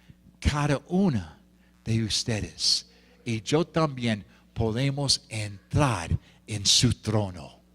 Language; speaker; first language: Spanish; non-native, fluent; English